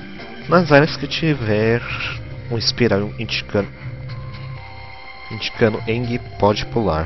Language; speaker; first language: Portuguese; native; Portuguese